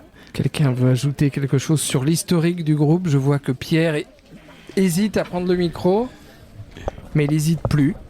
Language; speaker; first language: French; native; French